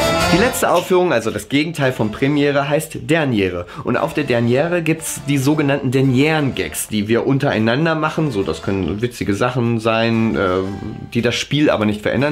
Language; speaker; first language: German; native; German